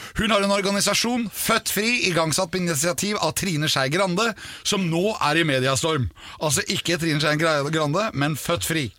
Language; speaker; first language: Norwegian; native; Norwegian